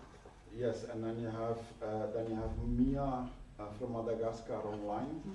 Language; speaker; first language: English; non-native, fluent; Dutch